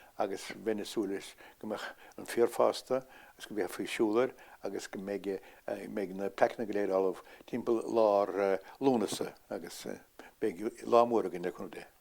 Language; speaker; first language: Irish; native; Irish